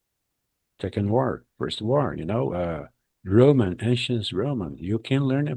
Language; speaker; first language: English; non-native, fluent; Portuguese